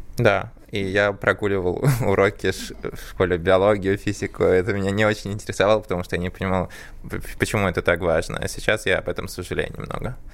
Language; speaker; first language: Russian; early bilingual, other home language; Armenian